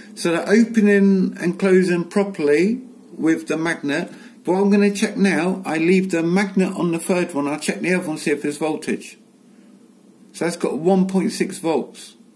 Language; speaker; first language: English; native; English